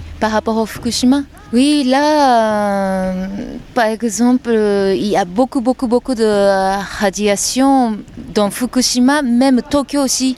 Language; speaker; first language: French; non-native, fluent; Japanese